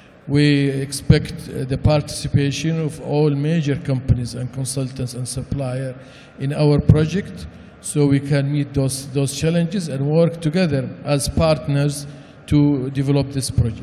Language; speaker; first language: English; non-native, fluent; Arabic